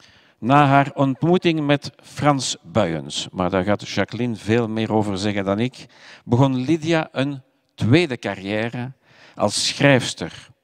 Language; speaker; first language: Dutch; non-native, local second language; French